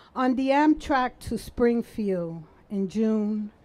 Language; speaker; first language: English; early bilingual, other home language; Spanish